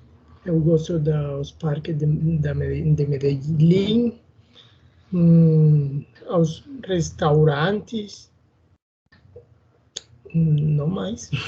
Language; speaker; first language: Portuguese; non-native, learner; Spanish